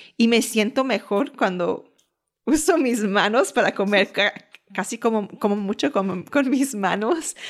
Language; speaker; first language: Spanish; early bilingual, heritage; Spanish